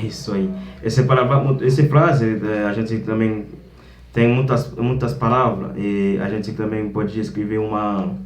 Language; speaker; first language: Portuguese; non-native, learner; Haitian Creole